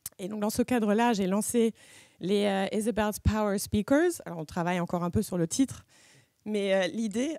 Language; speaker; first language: French; early bilingual, other home language; German